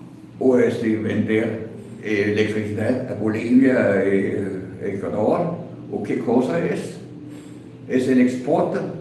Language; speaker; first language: Spanish; non-native, fluent; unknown